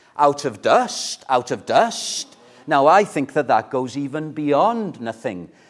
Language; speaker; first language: English; native; English